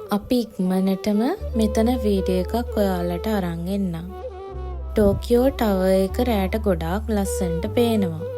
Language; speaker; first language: Sinhala; native; Sinhala